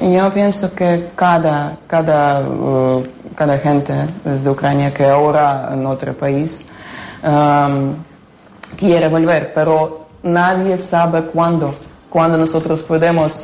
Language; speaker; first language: Spanish; non-native, learner; Ukrainian